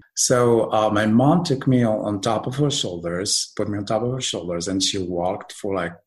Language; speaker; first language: English; non-native, fluent; Arabic